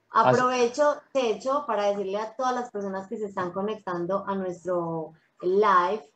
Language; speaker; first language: Spanish; native; Spanish